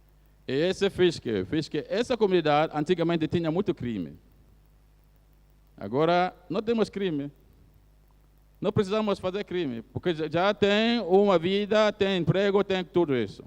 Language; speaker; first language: Portuguese; non-native, fluent; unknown